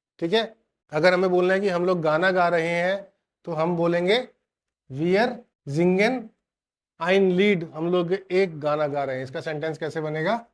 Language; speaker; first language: Hindi; native; Hindi